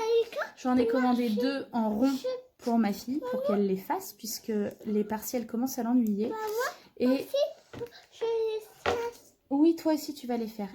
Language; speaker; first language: French; native; French